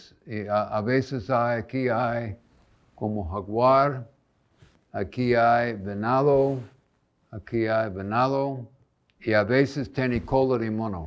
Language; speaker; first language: Spanish; non-native, fluent; English